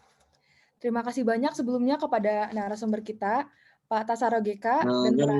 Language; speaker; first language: Indonesian; native; Indonesian